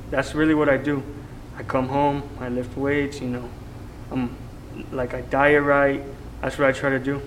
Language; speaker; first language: English; native; English